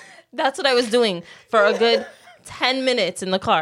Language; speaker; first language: English; early bilingual, other home language; Spanish